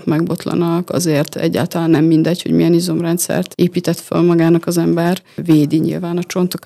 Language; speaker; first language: Hungarian; native; Hungarian